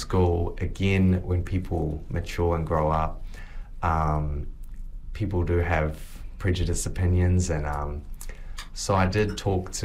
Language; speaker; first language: English; native; English